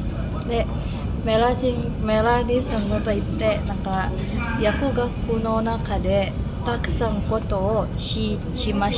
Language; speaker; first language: Japanese; non-native, learner; Indonesian